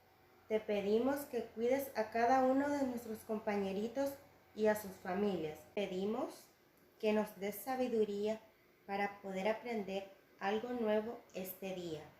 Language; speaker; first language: Spanish; native; Spanish